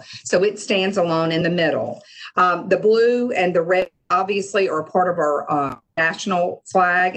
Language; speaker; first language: English; native; English